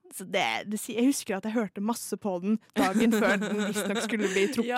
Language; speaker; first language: Norwegian; native; Norwegian